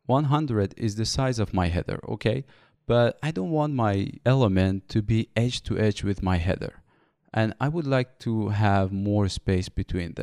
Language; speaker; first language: English; non-native, fluent; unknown